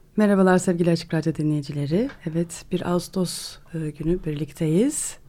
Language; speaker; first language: Turkish; native; Turkish